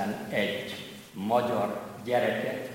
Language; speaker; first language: Hungarian; native; Hungarian